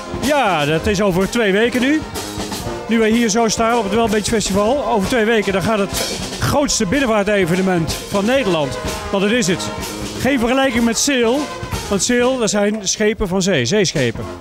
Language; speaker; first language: Dutch; native; Dutch